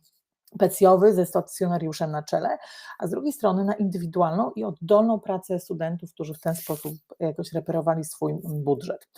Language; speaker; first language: Polish; native; Polish